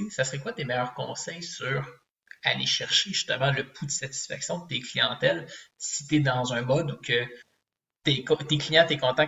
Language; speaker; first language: French; native; French